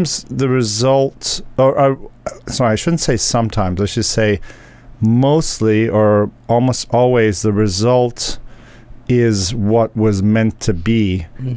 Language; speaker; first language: English; native; English